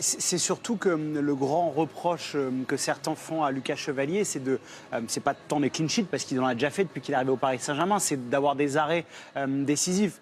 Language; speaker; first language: French; native; French